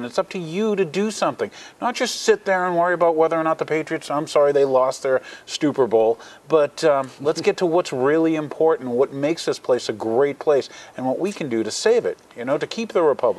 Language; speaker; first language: English; native; English